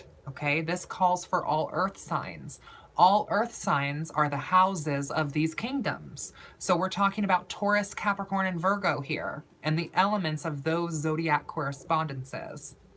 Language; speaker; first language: English; native; English